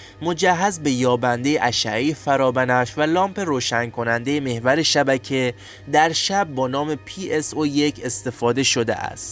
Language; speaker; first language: Persian; native; Persian